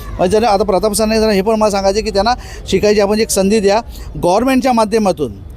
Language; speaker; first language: Marathi; native; Marathi